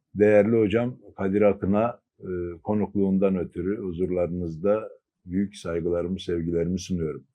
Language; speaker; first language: Turkish; native; Turkish